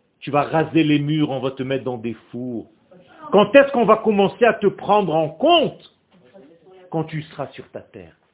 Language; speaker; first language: French; non-native, fluent; Hebrew